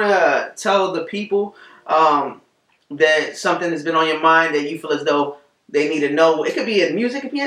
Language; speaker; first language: English; native; English